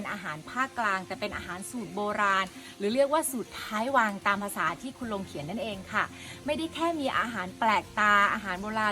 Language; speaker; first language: Thai; native; Thai